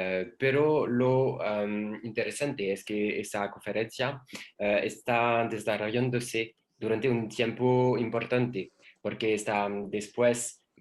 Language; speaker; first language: Spanish; non-native, learner; French